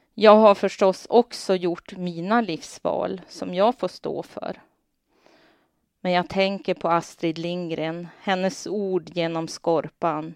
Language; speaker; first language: Swedish; native; Swedish